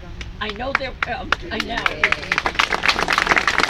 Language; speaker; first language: English; native; English